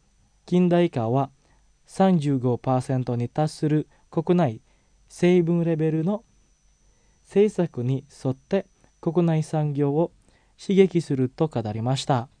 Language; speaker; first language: Japanese; non-native, fluent; Indonesian